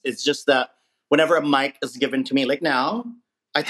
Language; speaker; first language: English; non-native, local second language; Filipino